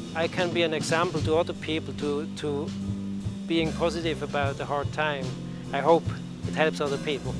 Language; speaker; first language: English; non-native, fluent; Swiss German